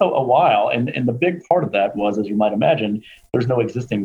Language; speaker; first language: English; native; English